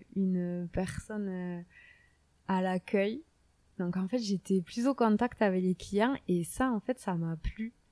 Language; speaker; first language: French; native; French